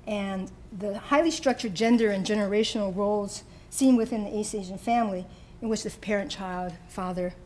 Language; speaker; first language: English; native; English